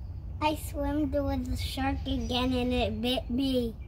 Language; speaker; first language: English; early bilingual, other home language; Russian